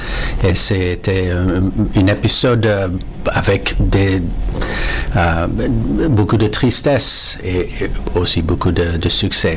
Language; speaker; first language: French; non-native, fluent; English